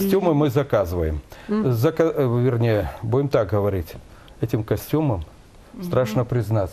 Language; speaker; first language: Russian; native; Russian